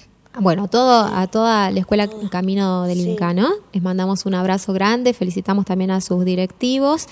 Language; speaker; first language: Spanish; native; Spanish